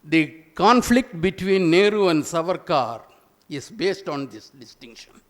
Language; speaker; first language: English; non-native, local second language; Tamil